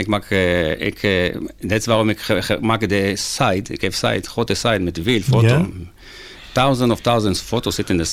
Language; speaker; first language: Dutch; non-native, learner; Hebrew